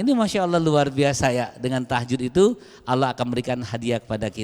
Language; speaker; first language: Indonesian; native; Indonesian